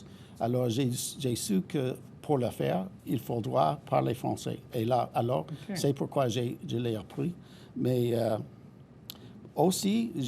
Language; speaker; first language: French; non-native, fluent; English